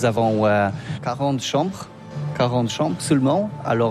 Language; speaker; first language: French; non-native, learner; Polish